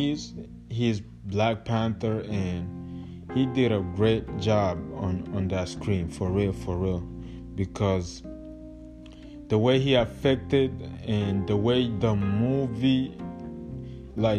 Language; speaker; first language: English; non-native, local second language; Kinyarwanda